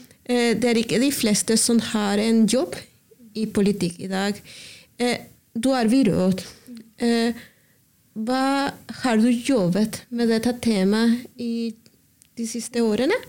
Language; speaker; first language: Norwegian; non-native, learner; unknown